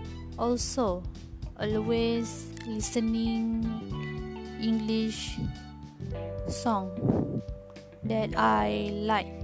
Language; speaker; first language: English; non-native, learner; Malay